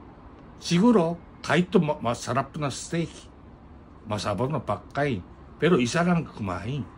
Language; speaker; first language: Filipino; non-native, learner; Japanese